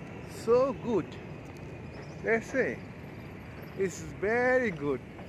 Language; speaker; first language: English; non-native, local second language; Bangla